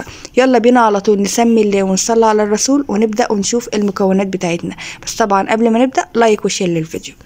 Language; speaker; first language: Arabic; native; Arabic